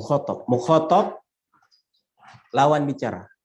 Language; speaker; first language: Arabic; non-native, fluent; Indonesian